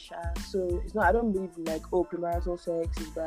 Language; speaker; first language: English; non-native, local second language; Yoruba